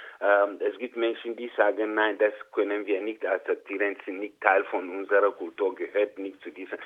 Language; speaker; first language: German; non-native, fluent; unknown